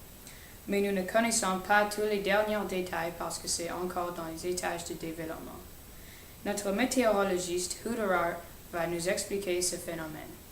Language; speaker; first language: French; non-native, learner; English